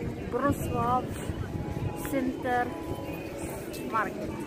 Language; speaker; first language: English; non-native, learner; Filipino